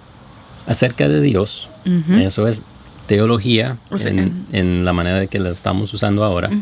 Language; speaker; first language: Spanish; non-native, fluent; English